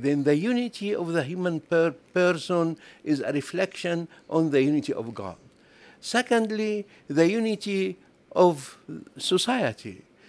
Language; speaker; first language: English; non-native, fluent; Arabic